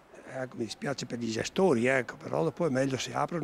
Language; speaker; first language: Italian; native; Italian